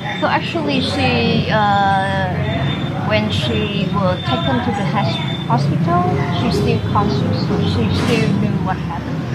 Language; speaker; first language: English; non-native, fluent; Vietnamese